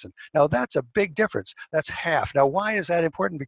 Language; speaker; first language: English; native; English